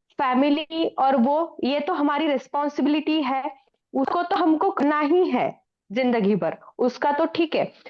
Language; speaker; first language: Hindi; non-native, local second language; Marathi